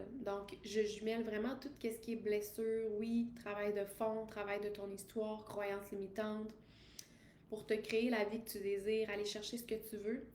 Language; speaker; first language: French; native; French